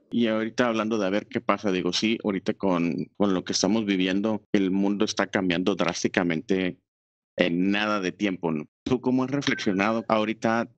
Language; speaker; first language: Spanish; native; Spanish